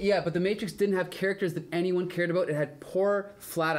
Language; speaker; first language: English; native; English